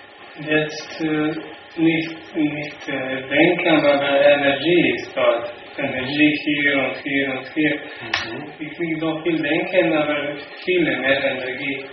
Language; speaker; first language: German; non-native, learner; Slovenian